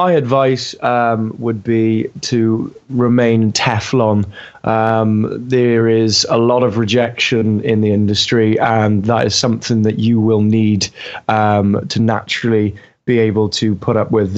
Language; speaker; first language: English; native; English